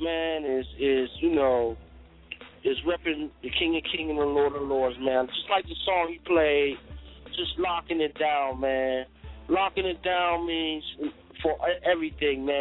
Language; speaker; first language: English; native; English